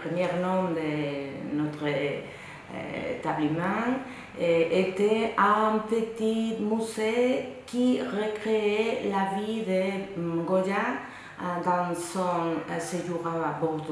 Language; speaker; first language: French; non-native, fluent; Spanish